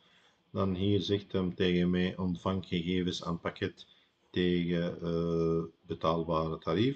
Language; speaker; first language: Dutch; non-native, fluent; Arabic